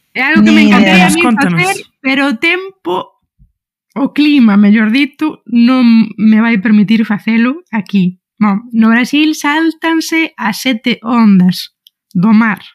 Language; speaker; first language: Galician; native; Galician